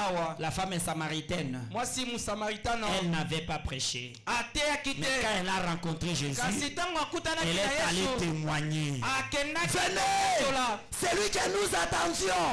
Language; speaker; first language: French; non-native, local second language; Lingala